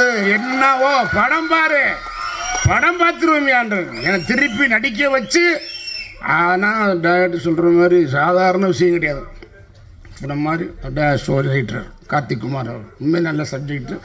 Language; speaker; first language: Tamil; native; Tamil